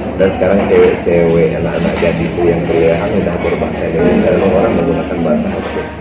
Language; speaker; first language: Indonesian; non-native, local second language; Achinese